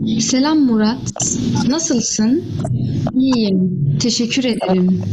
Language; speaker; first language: Turkish; non-native, learner; Arabic